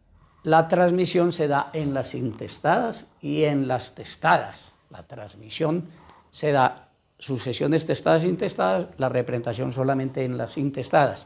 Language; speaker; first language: Spanish; native; Spanish